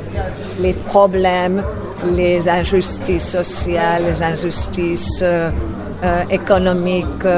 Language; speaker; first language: French; non-native, fluent; Spanish